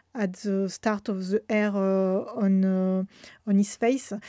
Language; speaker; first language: English; non-native, fluent; French